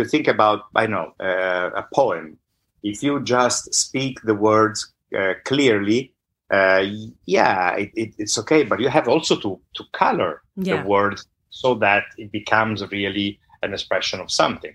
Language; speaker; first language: English; non-native, fluent; Italian